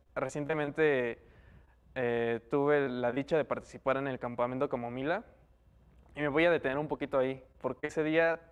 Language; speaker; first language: Spanish; native; Spanish